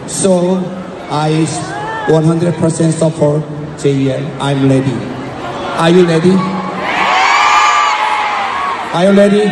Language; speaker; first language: English; non-native, learner; Korean